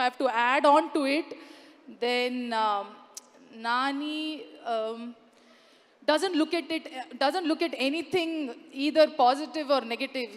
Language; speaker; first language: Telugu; non-native, learner; Tulu